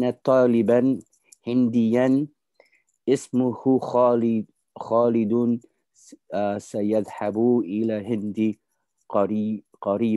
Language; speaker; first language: Arabic; non-native, learner; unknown